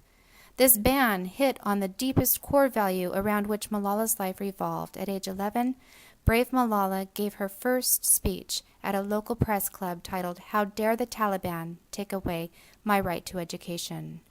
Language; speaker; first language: English; native; English